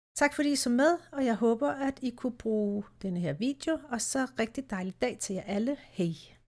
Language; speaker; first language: Danish; native; Danish